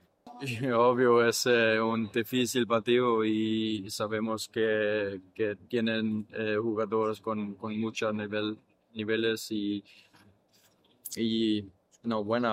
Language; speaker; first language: Spanish; non-native, fluent; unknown